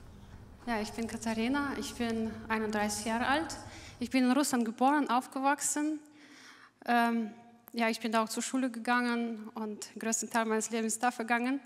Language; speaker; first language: German; non-native, fluent; Russian